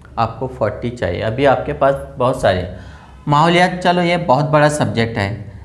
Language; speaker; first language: Hindi; non-native, local second language; Urdu